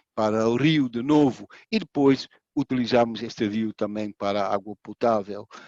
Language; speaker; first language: Portuguese; non-native, fluent; Dutch